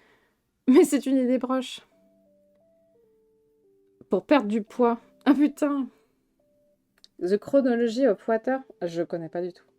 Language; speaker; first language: French; native; French